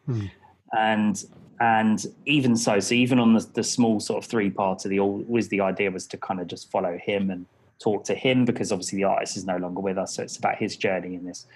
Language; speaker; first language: English; native; English